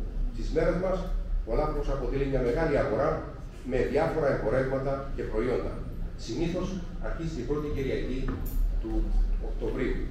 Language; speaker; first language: Greek; native; Greek